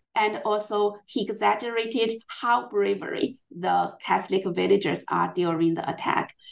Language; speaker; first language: English; non-native, fluent; Chinese